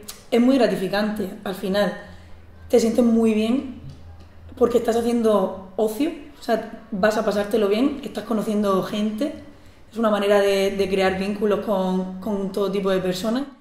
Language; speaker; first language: Spanish; native; Spanish